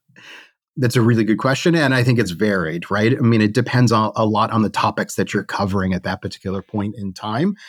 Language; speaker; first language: English; native; English